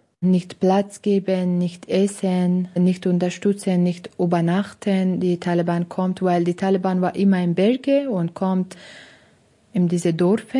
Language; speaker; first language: German; non-native, learner; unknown